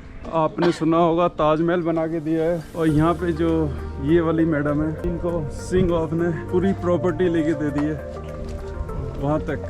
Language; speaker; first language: Hindi; native; Hindi